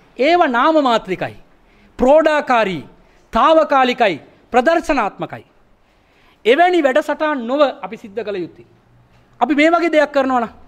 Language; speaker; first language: Sinhala; non-native, local second language; Tamil